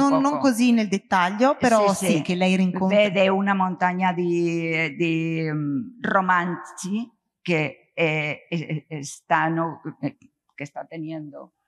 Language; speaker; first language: Italian; non-native, learner; Spanish